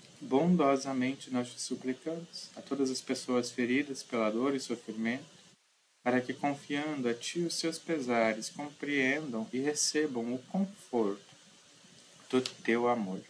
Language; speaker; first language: Portuguese; native; Portuguese